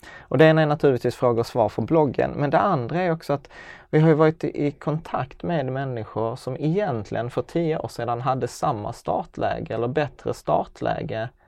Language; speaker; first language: Swedish; native; Swedish